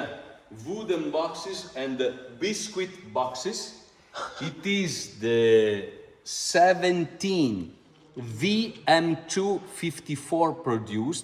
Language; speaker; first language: English; non-native, fluent; Italian